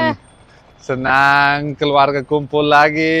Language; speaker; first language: Indonesian; non-native, learner; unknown